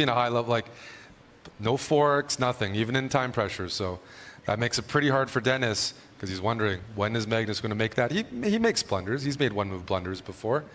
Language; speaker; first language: English; native; English